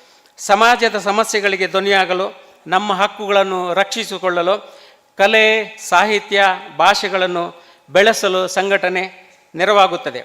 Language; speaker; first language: Kannada; native; Kannada